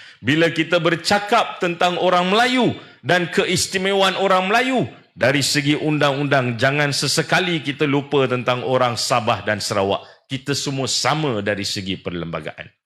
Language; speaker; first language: Malay; native; Malay